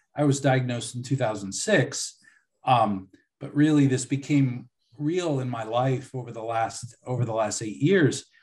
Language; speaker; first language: English; native; English